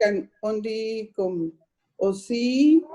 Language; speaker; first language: French; non-native, learner; Spanish